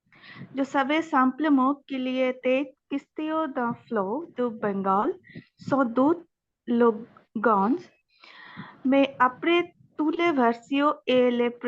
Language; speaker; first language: French; non-native, learner; Bangla